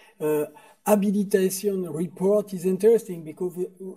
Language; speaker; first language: English; non-native, fluent; French